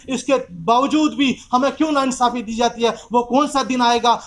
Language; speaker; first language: Hindi; native; Hindi